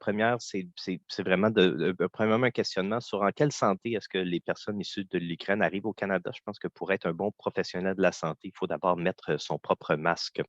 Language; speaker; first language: French; native; French